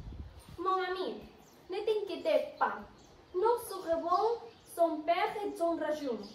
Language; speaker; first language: French; non-native, learner; Spanish